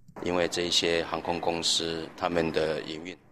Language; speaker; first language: Russian; non-native, fluent; Romanian